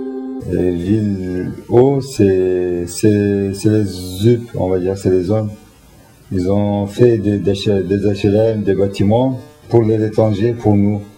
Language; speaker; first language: French; non-native, learner; Turkish